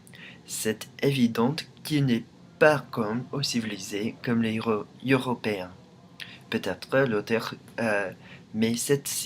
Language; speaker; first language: French; non-native, learner; English